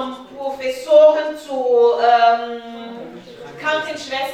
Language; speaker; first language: German; non-native, learner; French